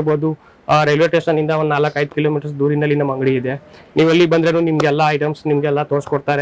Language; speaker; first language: Kannada; non-native, fluent; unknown